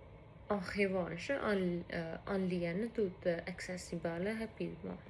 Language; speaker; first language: French; non-native, learner; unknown